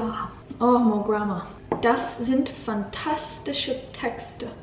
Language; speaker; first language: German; non-native, learner; English